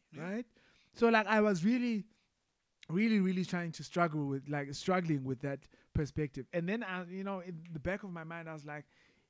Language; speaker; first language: English; non-native, local second language; Xhosa